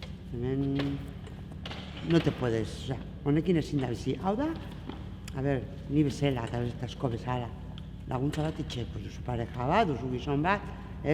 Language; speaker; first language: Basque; non-native, local second language; Spanish